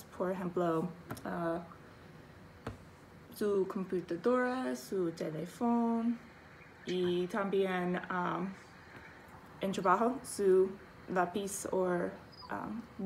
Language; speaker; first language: Spanish; non-native, learner; English